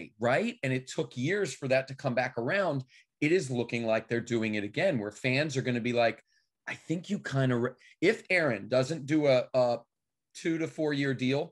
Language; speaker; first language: English; native; English